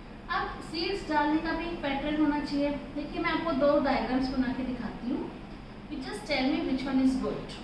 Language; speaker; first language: Hindi; native; Hindi